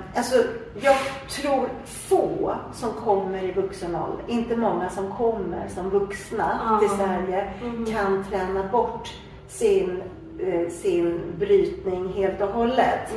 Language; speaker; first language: Swedish; native; Swedish